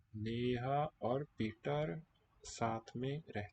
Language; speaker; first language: Hindi; non-native, learner; English